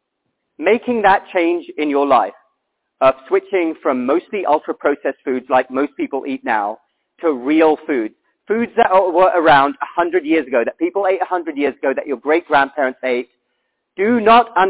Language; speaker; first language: English; native; English